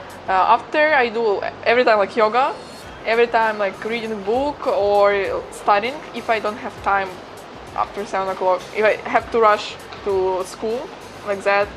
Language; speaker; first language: English; non-native, fluent; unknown